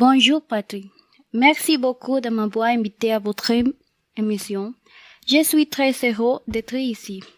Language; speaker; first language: French; non-native, learner; Spanish